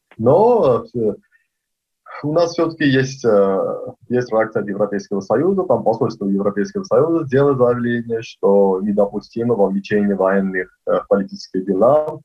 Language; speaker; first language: Russian; non-native, local second language; Armenian